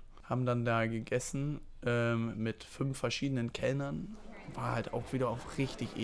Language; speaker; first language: German; native; German